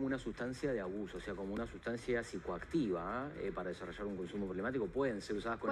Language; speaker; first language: Spanish; native; Spanish